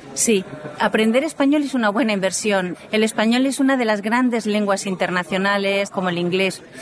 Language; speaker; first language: Spanish; native; Spanish